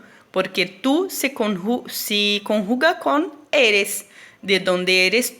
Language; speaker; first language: Spanish; non-native, fluent; Portuguese